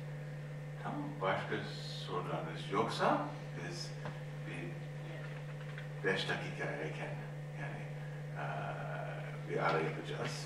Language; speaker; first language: Turkish; non-native, learner; English